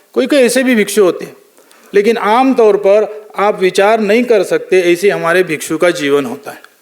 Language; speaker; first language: Hindi; non-native, local second language; Marathi